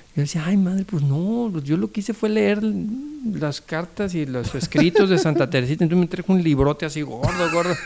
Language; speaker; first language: Spanish; native; Spanish